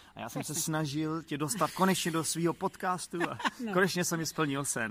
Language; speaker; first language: Czech; native; Czech